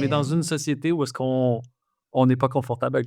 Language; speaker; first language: French; native; French